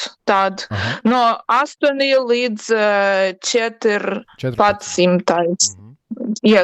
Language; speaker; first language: Latvian; non-native, learner; Ukrainian